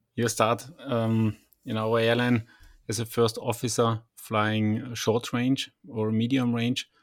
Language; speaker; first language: English; non-native, fluent; German